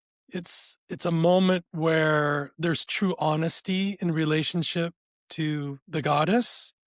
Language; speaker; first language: English; native; English